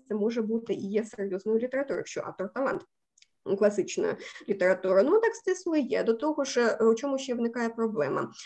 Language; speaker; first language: Ukrainian; native; Ukrainian